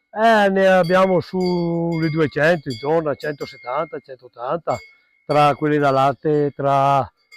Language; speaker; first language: Italian; non-native, local second language; Venetian